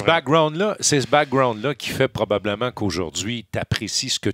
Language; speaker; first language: French; native; French